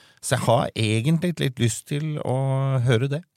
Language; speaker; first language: Norwegian; native; Norwegian